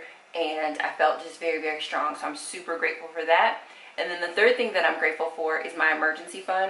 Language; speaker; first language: English; native; English